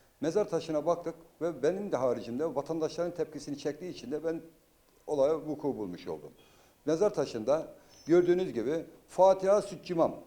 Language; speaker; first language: Turkish; native; Turkish